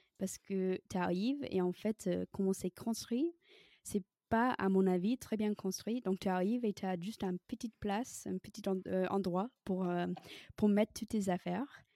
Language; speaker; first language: French; non-native, fluent; English